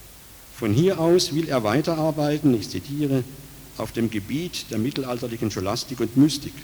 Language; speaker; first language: German; native; German